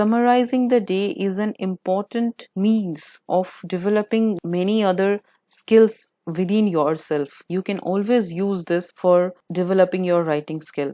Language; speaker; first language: English; non-native, local second language; Hindi